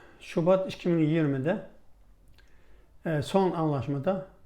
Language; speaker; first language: Turkish; non-native, fluent; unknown